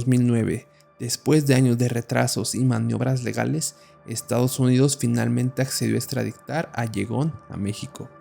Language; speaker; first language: Spanish; native; Spanish